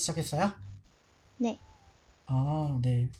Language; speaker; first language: Korean; non-native, learner; Chinese